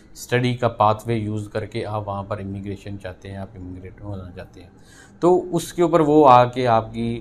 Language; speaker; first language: Urdu; non-native, local second language; Punjabi